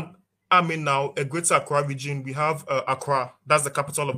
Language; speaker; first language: English; non-native, local second language; Akan